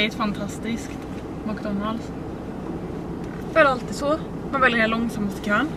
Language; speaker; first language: Swedish; native; Swedish